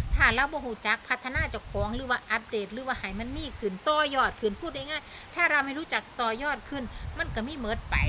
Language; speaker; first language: Thai; non-native, local second language; Northeastern Thai